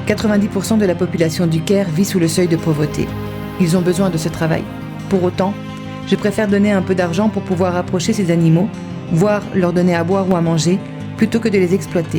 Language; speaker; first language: French; native; French